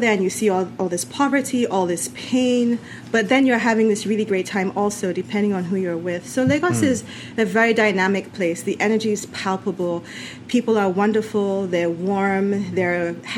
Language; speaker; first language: English; non-native, local second language; Yoruba